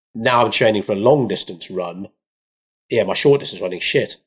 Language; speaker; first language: English; early bilingual, other home language; Hindi